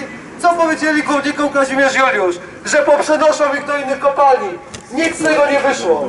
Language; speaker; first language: Polish; native; Polish